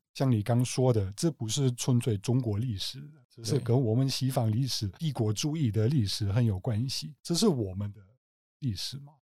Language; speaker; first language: Chinese; non-native, fluent; German